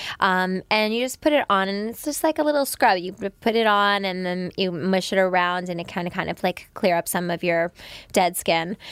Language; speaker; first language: English; native; English